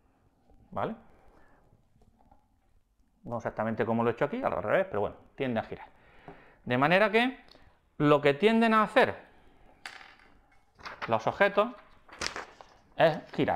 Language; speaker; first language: Spanish; native; Spanish